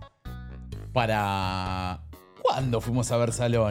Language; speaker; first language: Spanish; native; Spanish